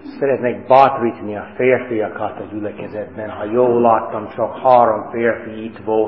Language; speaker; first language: Hungarian; non-native, fluent; English